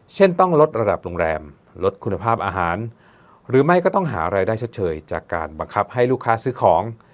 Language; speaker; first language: Thai; native; Thai